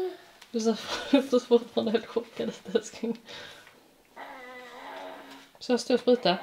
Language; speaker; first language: Swedish; native; Swedish